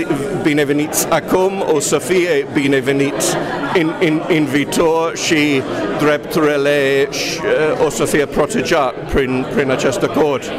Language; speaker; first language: Romanian; non-native, fluent; English